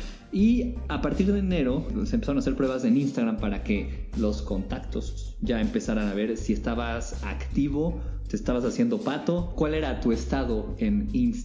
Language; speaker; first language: Spanish; native; Spanish